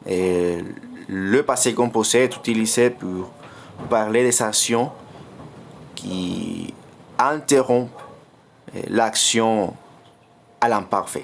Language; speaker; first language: French; non-native, fluent; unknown